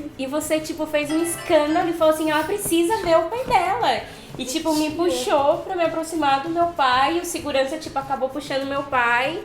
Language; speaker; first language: Portuguese; native; Portuguese